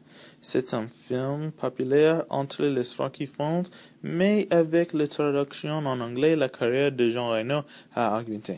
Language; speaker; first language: French; non-native, learner; English